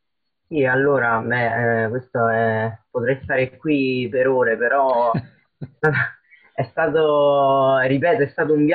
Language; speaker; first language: Italian; native; Italian